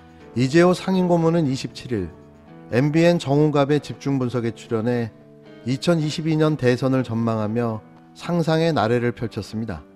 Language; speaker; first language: Korean; native; Korean